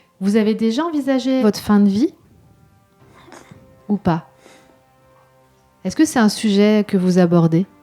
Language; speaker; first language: French; native; French